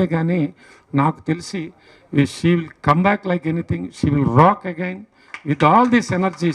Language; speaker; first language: Telugu; native; Telugu